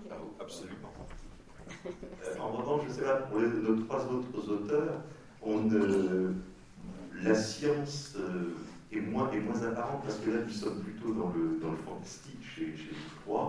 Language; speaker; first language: French; native; French